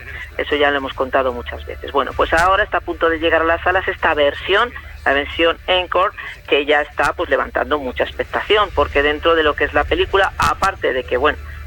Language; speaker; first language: Spanish; native; Spanish